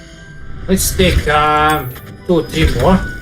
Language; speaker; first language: English; non-native, fluent; Serbian